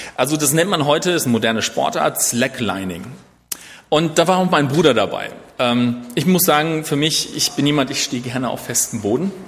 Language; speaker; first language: German; native; German